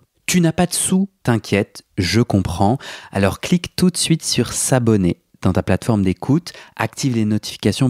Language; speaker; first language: French; native; French